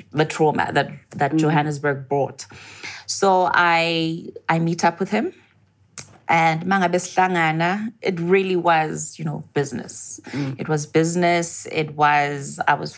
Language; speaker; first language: English; non-native, local second language; Zulu